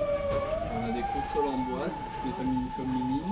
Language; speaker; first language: French; native; French